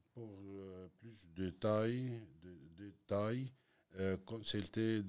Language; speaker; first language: French; non-native, learner; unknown